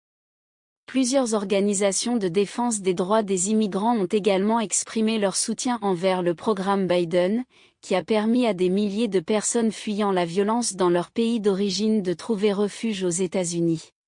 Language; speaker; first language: French; non-native, local second language; Haitian Creole